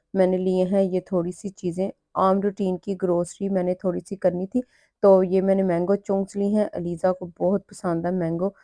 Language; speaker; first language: Urdu; native; Urdu